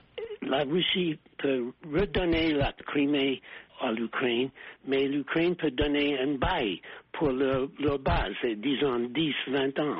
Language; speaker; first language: French; non-native, fluent; English